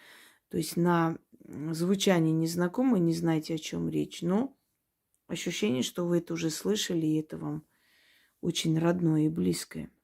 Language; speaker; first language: Russian; native; Russian